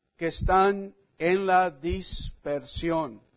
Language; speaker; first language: Spanish; non-native, fluent; English